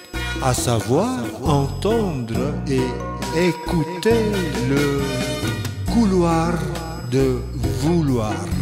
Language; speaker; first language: French; non-native, fluent; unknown